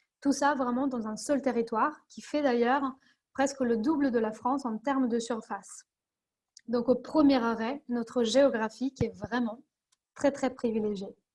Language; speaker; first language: French; non-native, fluent; Spanish